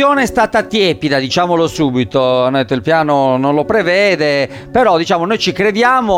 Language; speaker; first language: Italian; native; Italian